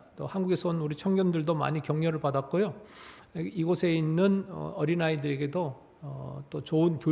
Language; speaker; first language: Korean; native; Korean